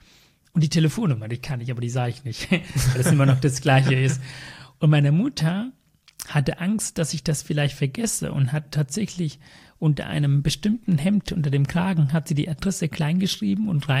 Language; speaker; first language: German; early bilingual, other home language; Tamil